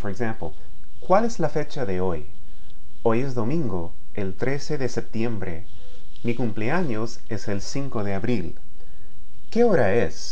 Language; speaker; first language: Spanish; non-native, fluent; English